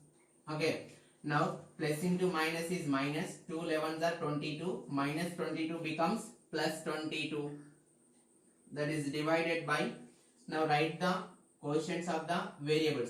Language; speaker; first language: English; non-native, local second language; Telugu